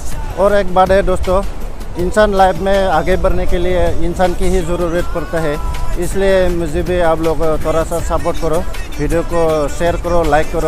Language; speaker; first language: Hindi; non-native, local second language; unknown